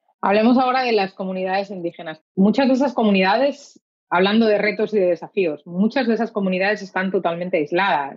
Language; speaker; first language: Spanish; native; Spanish